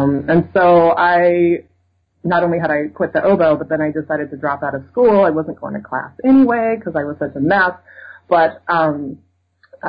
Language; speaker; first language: English; native; English